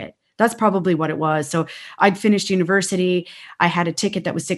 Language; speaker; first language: English; native; English